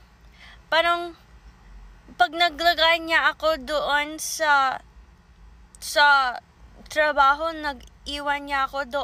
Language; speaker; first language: Filipino; early bilingual, heritage; English